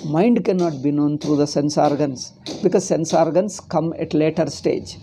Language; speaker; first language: English; non-native, local second language; Kannada